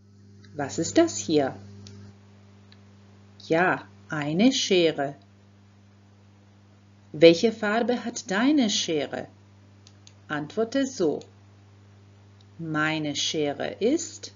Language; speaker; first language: German; non-native, fluent; Croatian